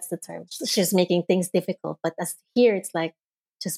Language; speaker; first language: English; non-native, local second language; Filipino